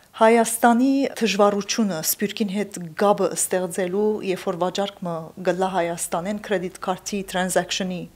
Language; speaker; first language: Armenian; early bilingual, heritage; Armenian